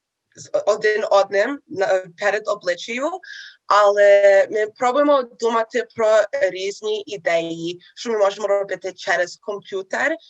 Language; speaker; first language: Ukrainian; early bilingual, heritage; Ukrainian